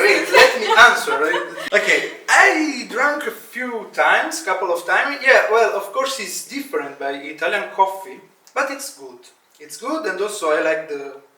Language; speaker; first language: English; non-native, fluent; Italian